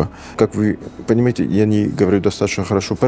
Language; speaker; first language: Russian; non-native, learner; French